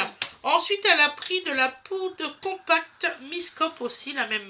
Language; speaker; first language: French; native; French